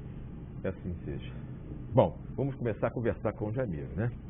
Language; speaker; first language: Portuguese; native; Portuguese